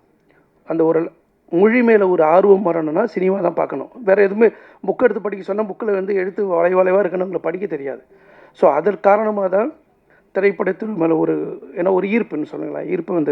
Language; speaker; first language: Tamil; native; Tamil